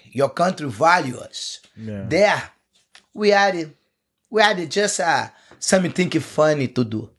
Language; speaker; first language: English; non-native, learner; Portuguese